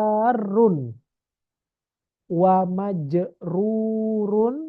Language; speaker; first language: Arabic; non-native, fluent; Indonesian